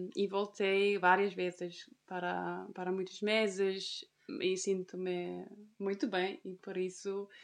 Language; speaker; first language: Portuguese; non-native, fluent; German